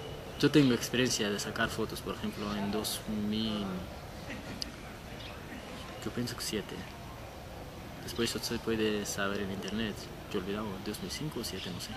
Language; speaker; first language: Spanish; non-native, learner; Persian